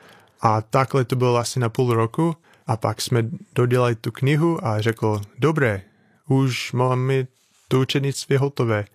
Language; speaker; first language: Czech; non-native, fluent; English